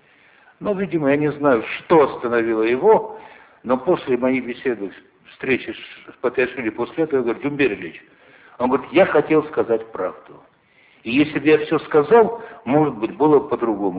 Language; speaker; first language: Russian; non-native, local second language; Ossetic